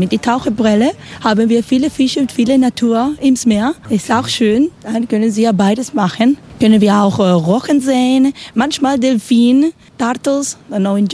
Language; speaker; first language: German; non-native, learner; Spanish